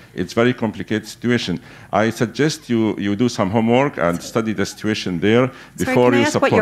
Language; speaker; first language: English; non-native, fluent; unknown